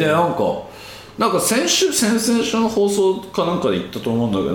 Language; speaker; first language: Japanese; native; Japanese